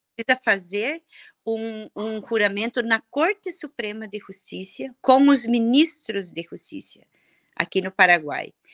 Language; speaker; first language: Portuguese; early bilingual, heritage; Portuguese